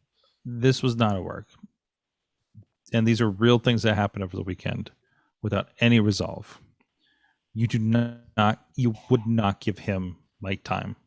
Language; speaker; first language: English; native; English